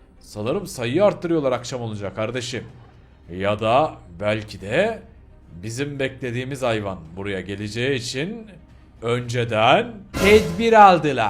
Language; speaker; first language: Turkish; native; Turkish